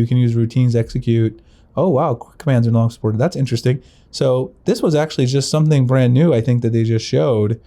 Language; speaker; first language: English; native; English